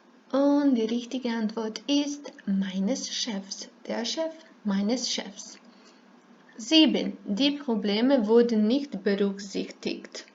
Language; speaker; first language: German; non-native, fluent; Serbian